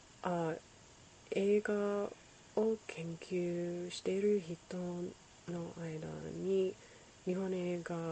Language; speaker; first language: Japanese; non-native, learner; English